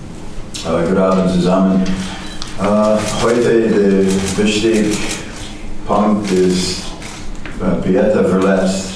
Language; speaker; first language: German; non-native, learner; English